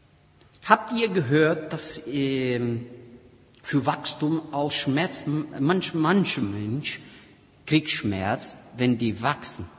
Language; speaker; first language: German; non-native, learner; Portuguese